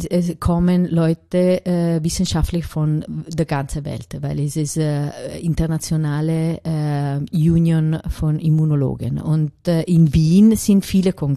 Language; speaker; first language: German; non-native, learner; Italian